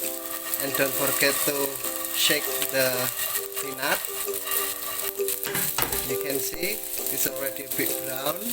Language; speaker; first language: English; non-native, learner; Indonesian